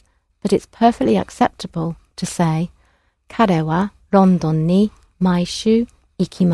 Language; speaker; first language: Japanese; non-native, fluent; English